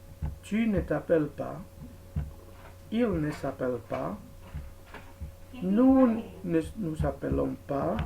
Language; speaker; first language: French; non-native, fluent; Spanish